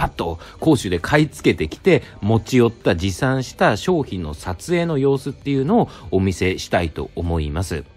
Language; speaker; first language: Japanese; native; Japanese